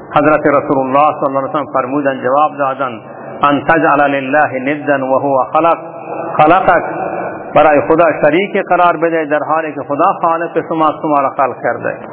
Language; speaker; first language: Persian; non-native, local second language; Baluchi